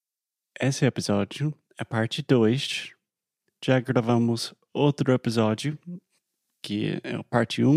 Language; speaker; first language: Portuguese; non-native, fluent; English